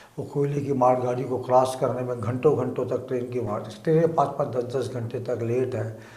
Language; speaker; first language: Hindi; native; Hindi